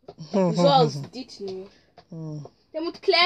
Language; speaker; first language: Dutch; early bilingual, other home language; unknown